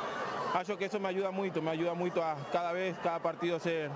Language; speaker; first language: Portuguese; non-native, fluent; Spanish